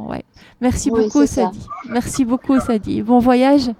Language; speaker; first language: French; native; French